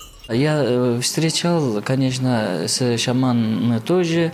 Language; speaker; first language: Russian; non-native, learner; Turkish